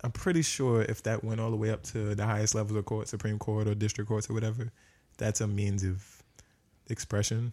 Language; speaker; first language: English; native; English